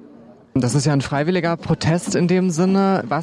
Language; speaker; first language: German; native; German